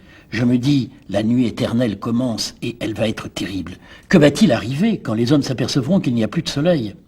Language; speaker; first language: French; native; French